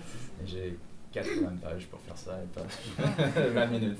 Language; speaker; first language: French; non-native, fluent; English